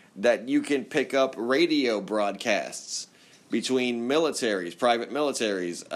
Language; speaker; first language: English; native; English